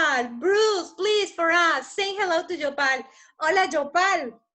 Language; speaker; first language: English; non-native, fluent; Spanish